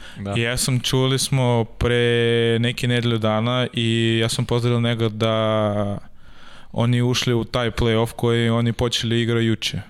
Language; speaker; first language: Serbian; non-native, learner; Russian